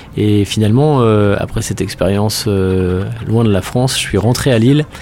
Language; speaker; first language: French; native; French